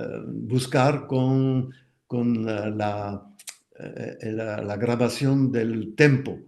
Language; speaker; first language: Spanish; non-native, fluent; French